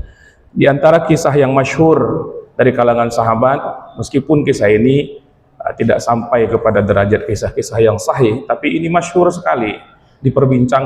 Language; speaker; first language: Indonesian; native; Indonesian